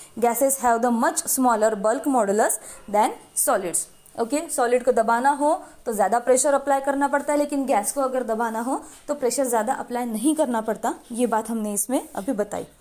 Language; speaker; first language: Hindi; non-native, local second language; Marathi